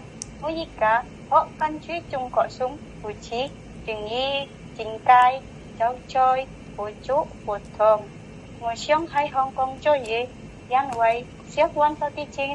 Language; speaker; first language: Cantonese; non-native, learner; Indonesian